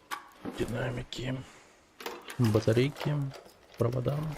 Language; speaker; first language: Russian; native; Russian